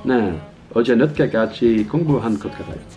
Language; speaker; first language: Korean; non-native, learner; Dutch